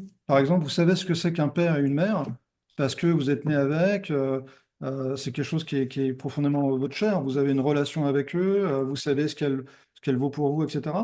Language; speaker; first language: French; native; French